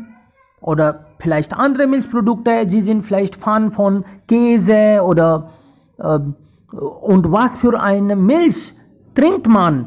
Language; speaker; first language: German; non-native, fluent; Hindi